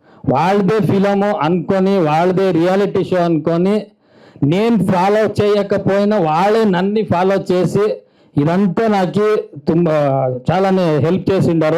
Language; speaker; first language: Telugu; non-native, learner; Kannada